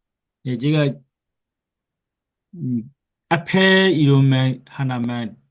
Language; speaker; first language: Korean; non-native, learner; Burmese